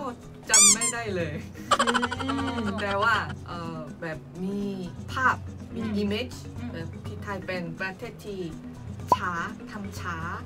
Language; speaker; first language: Thai; non-native, learner; Korean